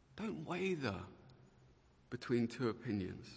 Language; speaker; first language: English; native; English